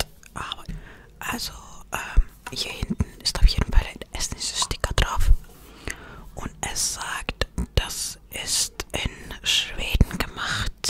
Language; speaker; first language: German; non-native, fluent; Estonian